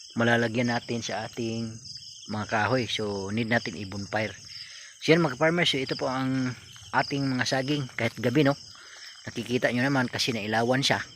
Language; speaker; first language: Filipino; non-native, local second language; Cebuano